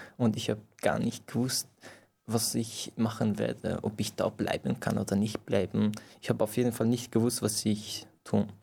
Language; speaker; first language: German; non-native, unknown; Persian